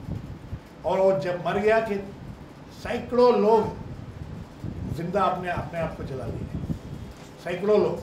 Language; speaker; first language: Hindi; non-native, local second language; Kannada